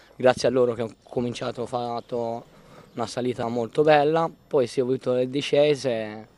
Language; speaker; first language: Italian; non-native, fluent; Albanian